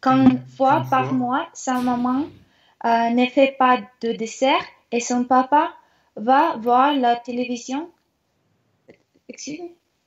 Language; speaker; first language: French; non-native, learner; Russian